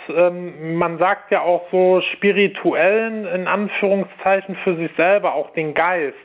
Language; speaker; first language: German; native; German